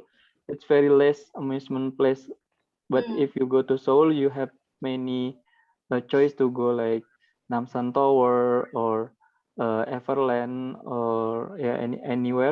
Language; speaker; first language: English; non-native, learner; Indonesian